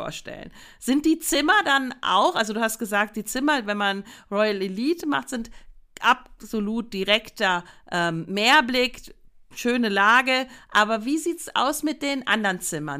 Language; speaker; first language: German; native; German